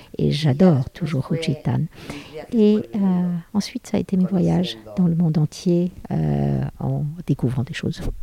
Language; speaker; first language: French; non-native, fluent; Spanish